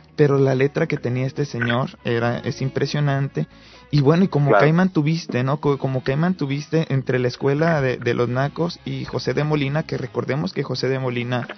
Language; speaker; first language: Spanish; native; Spanish